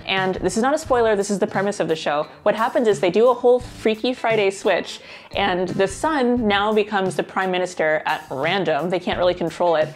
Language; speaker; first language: English; native; English